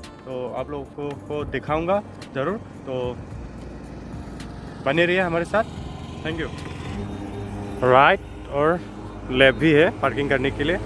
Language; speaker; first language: Hindi; non-native, local second language; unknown